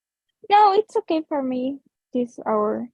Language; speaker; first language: English; non-native, learner; Spanish